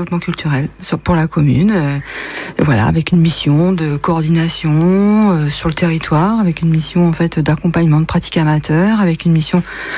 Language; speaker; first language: French; native; French